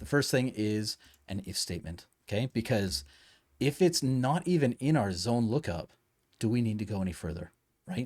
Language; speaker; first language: English; native; English